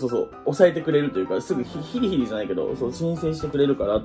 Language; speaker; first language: Japanese; native; Japanese